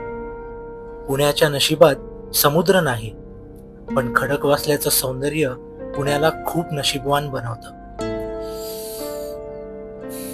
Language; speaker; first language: Marathi; native; Marathi